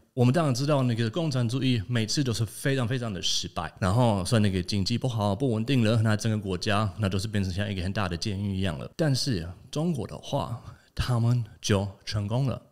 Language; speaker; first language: Chinese; non-native, fluent; German